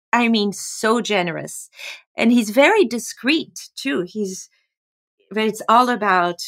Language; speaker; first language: English; non-native, fluent; French